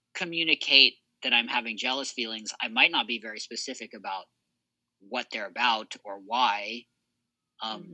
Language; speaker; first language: English; native; English